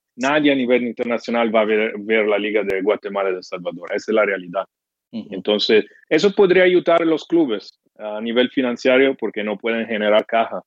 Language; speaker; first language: Spanish; non-native, fluent; English